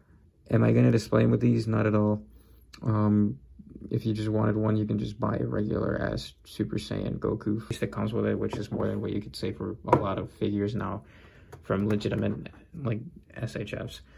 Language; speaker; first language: English; native; English